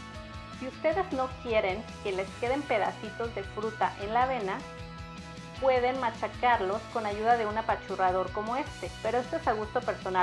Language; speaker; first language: Spanish; native; Spanish